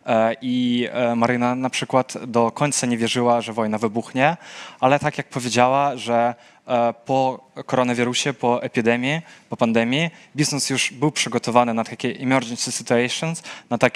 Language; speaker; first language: Polish; non-native, fluent; Ukrainian